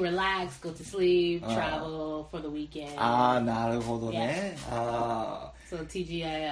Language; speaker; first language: English; non-native, learner; Japanese